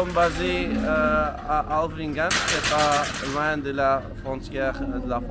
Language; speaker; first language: French; non-native, local second language; Dutch